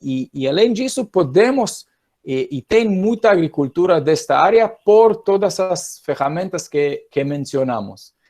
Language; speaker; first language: Portuguese; non-native, fluent; Hebrew